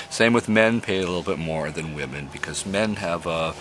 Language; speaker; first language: English; native; English